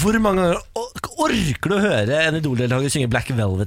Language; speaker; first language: Norwegian; native; Norwegian